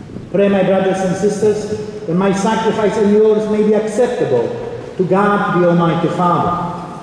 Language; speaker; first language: English; non-native, fluent; Polish